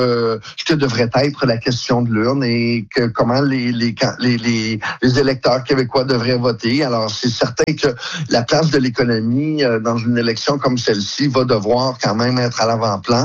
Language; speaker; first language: French; native; French